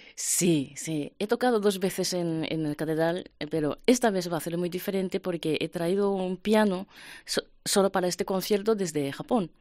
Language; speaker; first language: Spanish; non-native, fluent; Japanese